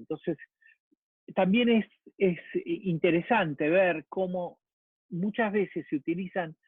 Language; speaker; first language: Spanish; native; Spanish